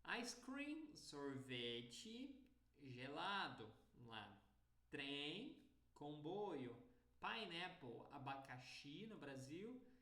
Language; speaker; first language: Portuguese; native; Portuguese